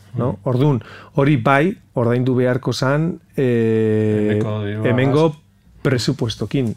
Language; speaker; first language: Basque; non-native, local second language; Spanish